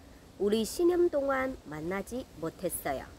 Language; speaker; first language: Korean; non-native, fluent; Chinese